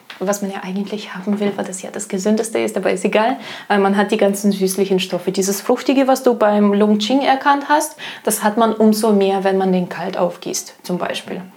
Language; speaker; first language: German; non-native, fluent; Russian